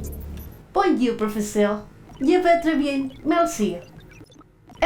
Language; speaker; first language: French; non-native, learner; Spanish